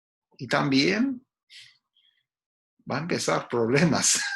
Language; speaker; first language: Spanish; non-native, fluent; English